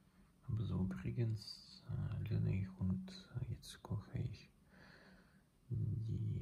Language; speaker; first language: German; non-native, learner; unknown